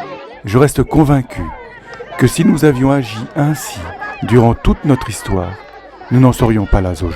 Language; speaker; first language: French; native; French